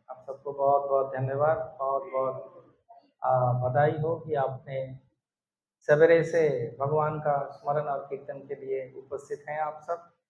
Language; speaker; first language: Hindi; non-native, local second language; Bangla